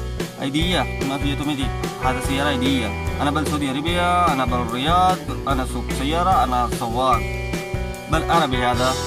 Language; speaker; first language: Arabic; non-native, learner; Hindi